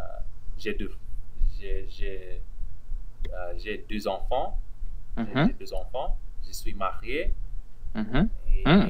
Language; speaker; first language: French; non-native, learner; English